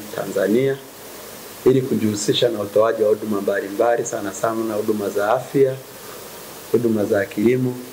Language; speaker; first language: Swahili; non-native, local second language; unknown